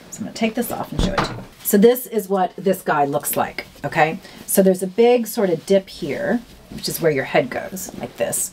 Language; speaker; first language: English; native; English